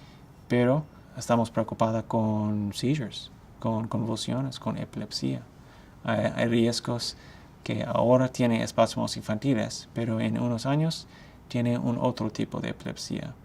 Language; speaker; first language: Spanish; non-native, fluent; English